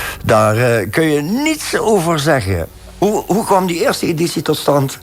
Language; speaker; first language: Dutch; native; Dutch